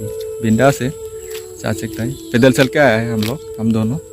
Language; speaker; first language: Hindi; non-native, local second language; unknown